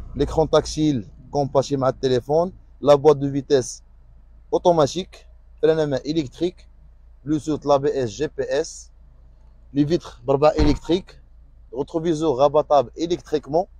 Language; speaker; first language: French; non-native, local second language; Arabic